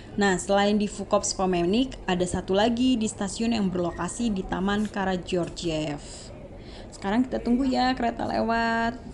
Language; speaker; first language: Indonesian; native; Indonesian